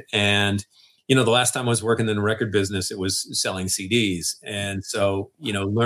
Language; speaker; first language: English; native; English